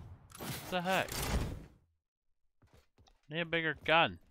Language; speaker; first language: English; native; English